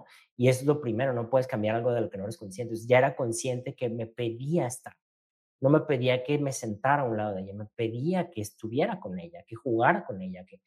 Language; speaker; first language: Spanish; native; Spanish